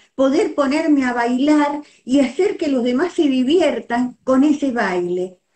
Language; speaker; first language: Spanish; native; Spanish